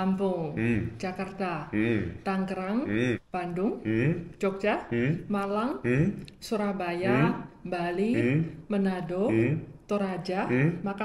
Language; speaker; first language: Indonesian; non-native, fluent; Chinese